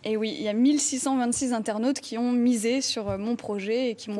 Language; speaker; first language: French; native; French